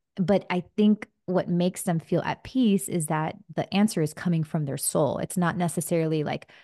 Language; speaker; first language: English; early bilingual, other home language; Spanish